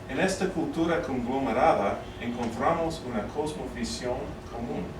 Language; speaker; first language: Spanish; non-native, fluent; English